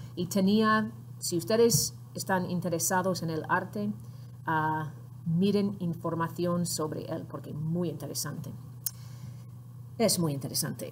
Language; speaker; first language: Spanish; non-native, fluent; English